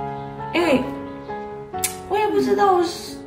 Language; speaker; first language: Chinese; non-native, learner; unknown